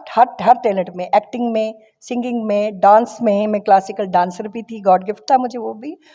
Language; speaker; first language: Hindi; non-native, local second language; Kashmiri